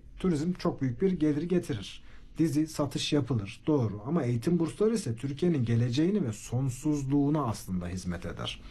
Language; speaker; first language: Turkish; native; Turkish